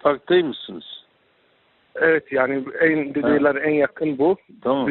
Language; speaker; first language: Turkish; non-native, learner; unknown